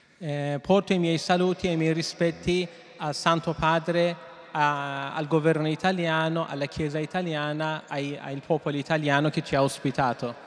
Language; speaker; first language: Italian; non-native, learner; Persian